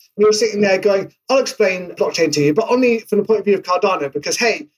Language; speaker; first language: English; native; English